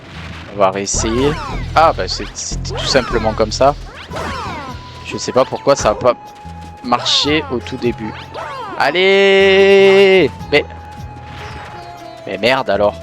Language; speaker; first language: French; native; French